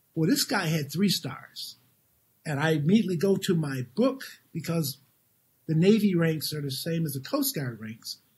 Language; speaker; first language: English; native; English